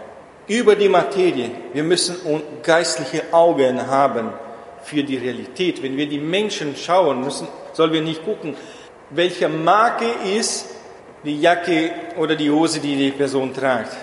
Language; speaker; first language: German; non-native, fluent; Portuguese